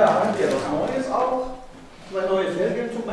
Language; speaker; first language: German; non-native, learner; Arabic